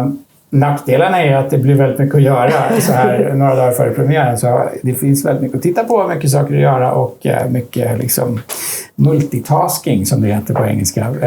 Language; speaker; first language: Swedish; native; Swedish